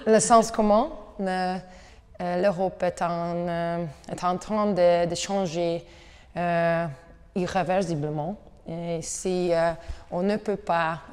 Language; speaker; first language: French; non-native, learner; Hungarian